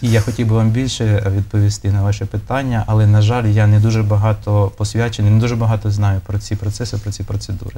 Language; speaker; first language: Ukrainian; native; Ukrainian